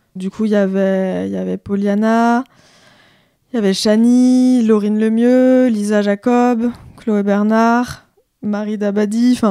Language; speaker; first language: French; native; French